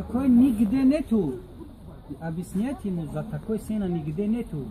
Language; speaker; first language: Russian; non-native, learner; Tajik